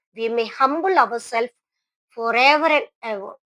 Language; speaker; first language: English; non-native, local second language; Telugu